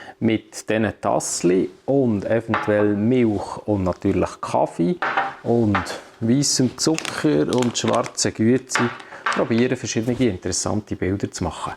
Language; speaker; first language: German; native; German